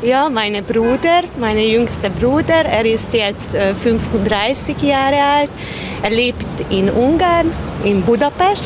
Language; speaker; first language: German; non-native, fluent; Hungarian